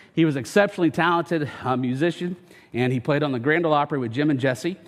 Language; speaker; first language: English; native; English